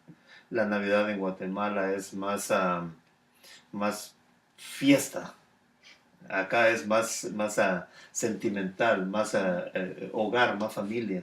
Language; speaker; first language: Spanish; native; Spanish